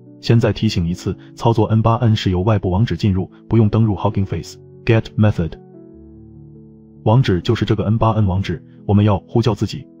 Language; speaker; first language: Chinese; native; Chinese